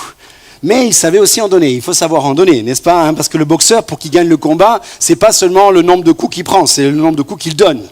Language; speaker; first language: French; native; French